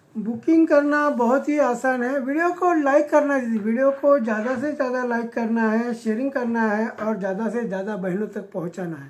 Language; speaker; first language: Hindi; non-native, local second language; Marathi